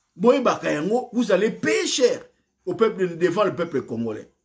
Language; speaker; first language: French; non-native, local second language; Lingala